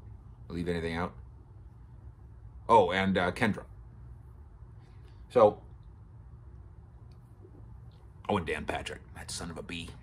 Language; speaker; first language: English; native; English